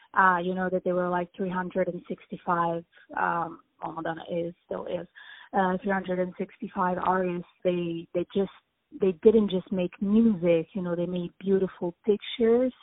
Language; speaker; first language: English; early bilingual, other home language; Italian